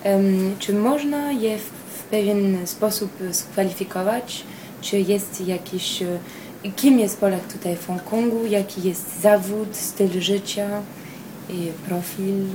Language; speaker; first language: Polish; early bilingual, heritage; Polish